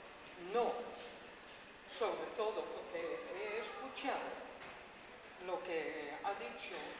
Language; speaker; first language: Spanish; non-native, fluent; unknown